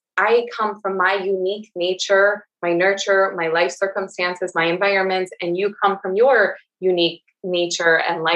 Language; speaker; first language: English; native; English